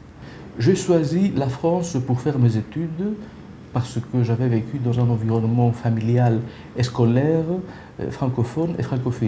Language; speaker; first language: French; non-native, fluent; Greek